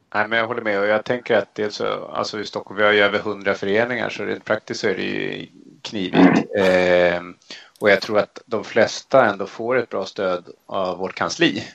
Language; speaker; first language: Swedish; native; Swedish